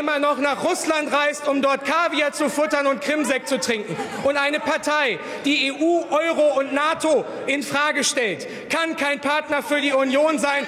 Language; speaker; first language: German; native; German